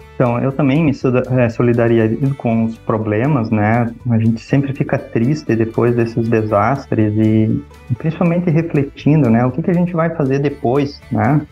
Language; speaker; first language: Portuguese; native; Portuguese